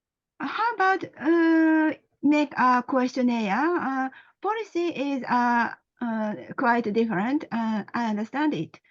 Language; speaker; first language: English; non-native, learner; Japanese